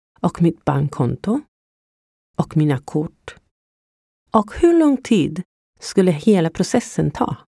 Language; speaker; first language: Swedish; non-native, fluent; Spanish